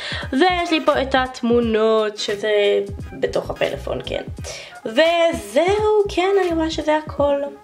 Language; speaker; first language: Hebrew; native; Hebrew